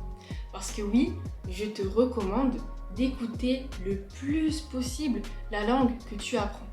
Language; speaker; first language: French; native; French